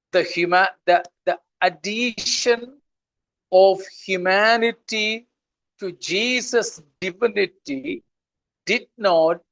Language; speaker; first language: English; non-native, local second language; Malayalam